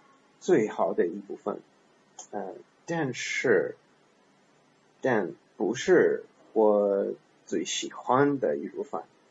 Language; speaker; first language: Chinese; non-native, learner; English